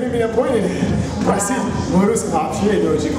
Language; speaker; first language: Russian; non-native, learner; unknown